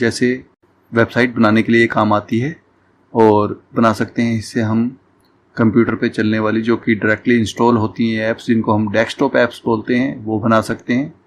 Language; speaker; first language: Hindi; native; Hindi